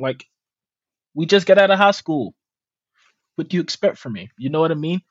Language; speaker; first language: English; native; English